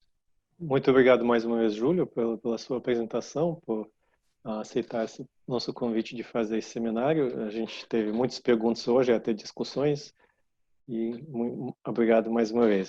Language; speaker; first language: Portuguese; non-native, fluent; Russian